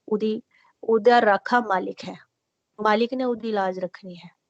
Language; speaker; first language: Hindi; non-native, local second language; Punjabi